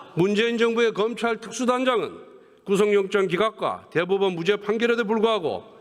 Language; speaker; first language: Korean; native; Korean